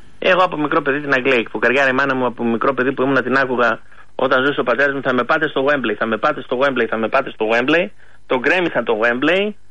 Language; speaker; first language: Greek; early bilingual, heritage; Greek